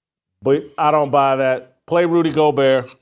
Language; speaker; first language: English; native; English